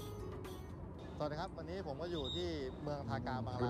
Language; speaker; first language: Thai; native; Thai